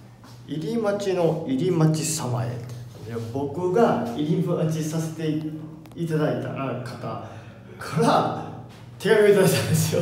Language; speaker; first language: Japanese; native; Japanese